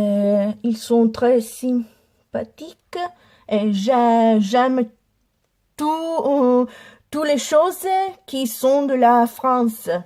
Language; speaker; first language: French; non-native, learner; Italian